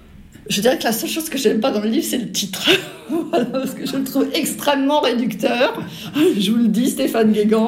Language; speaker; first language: French; native; French